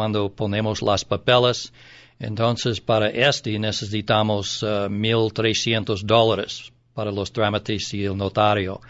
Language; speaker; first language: Spanish; non-native, learner; English